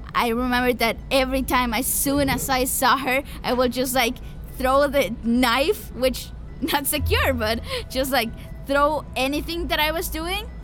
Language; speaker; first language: English; early bilingual, other home language; Spanish